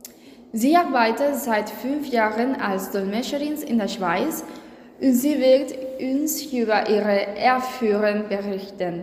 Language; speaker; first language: German; non-native, fluent; Spanish